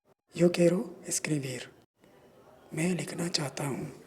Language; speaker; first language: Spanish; non-native, learner; Urdu